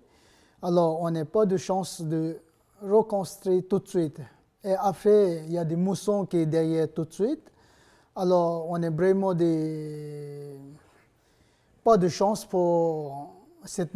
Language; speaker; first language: French; non-native, learner; Nepali